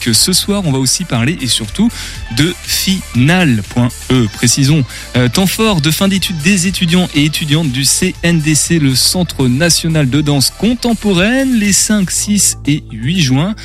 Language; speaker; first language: French; native; French